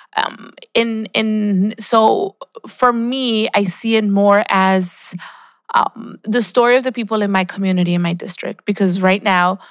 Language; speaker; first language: English; early bilingual, other home language; Spanish